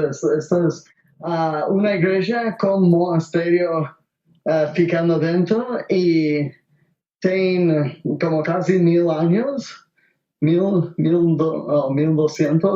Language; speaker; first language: Portuguese; non-native, learner; Spanish